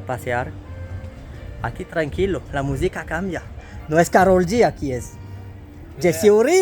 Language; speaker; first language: Spanish; non-native, learner; French